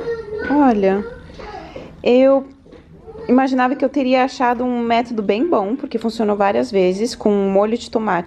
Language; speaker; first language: Portuguese; early bilingual, heritage; Portuguese